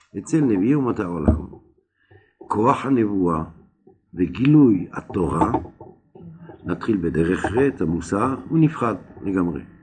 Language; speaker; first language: Hebrew; non-native, fluent; French